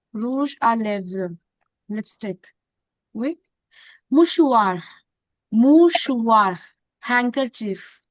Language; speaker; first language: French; non-native, fluent; Hindi